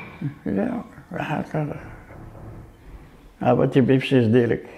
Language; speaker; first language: Hebrew; early bilingual, other home language; Arabic